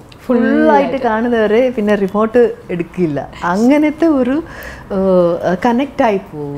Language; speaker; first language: Malayalam; non-native, fluent; Tamil